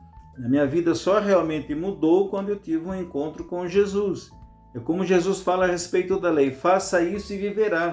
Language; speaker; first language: Portuguese; native; Portuguese